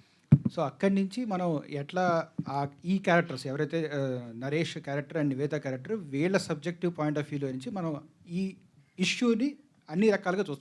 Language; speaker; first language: Telugu; native; Telugu